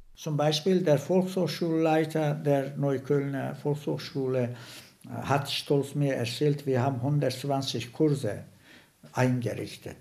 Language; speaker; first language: German; non-native, fluent; Turkish